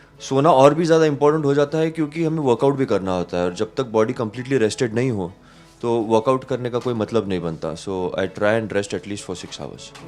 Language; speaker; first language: Hindi; non-native, local second language; Marathi